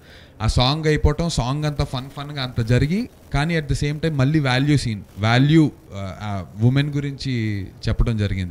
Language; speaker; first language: Telugu; native; Telugu